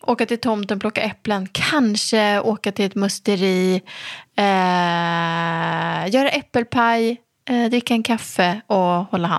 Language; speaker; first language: Swedish; native; Swedish